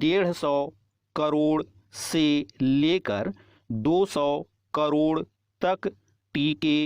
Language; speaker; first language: Hindi; native; Hindi